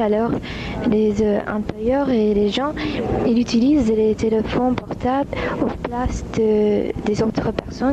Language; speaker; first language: French; non-native, fluent; English